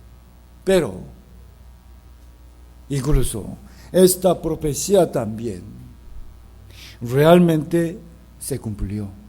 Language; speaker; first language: Spanish; non-native, fluent; Korean